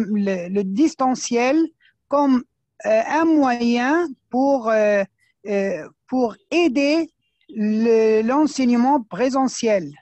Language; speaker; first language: French; non-native, fluent; Arabic